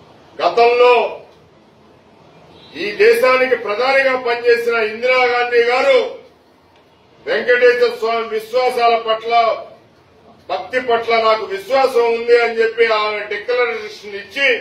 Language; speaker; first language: Telugu; native; Telugu